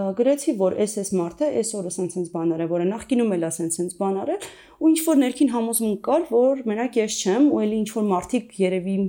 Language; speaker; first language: Armenian; native; Armenian